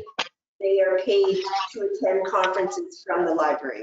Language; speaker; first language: English; native; English